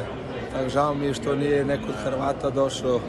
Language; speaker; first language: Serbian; early bilingual, heritage; Slovenian